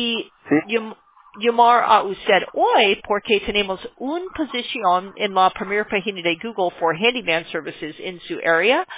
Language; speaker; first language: Spanish; non-native, learner; English